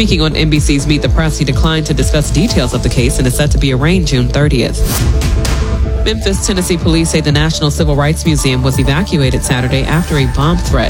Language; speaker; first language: English; native; English